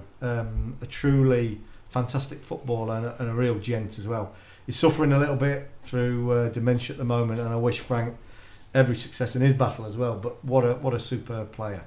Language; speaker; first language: English; native; English